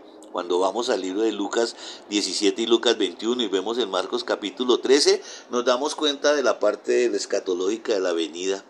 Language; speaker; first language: Spanish; native; Spanish